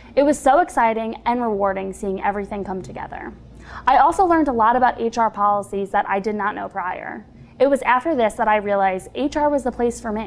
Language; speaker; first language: English; native; English